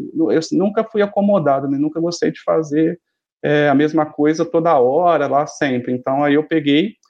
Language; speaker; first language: Portuguese; native; Portuguese